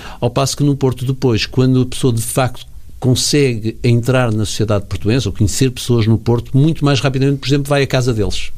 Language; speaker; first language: Portuguese; native; Portuguese